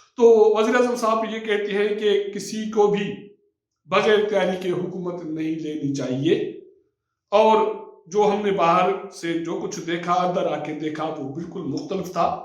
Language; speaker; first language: Urdu; non-native, local second language; Sindhi